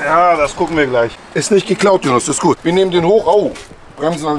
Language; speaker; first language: German; native; German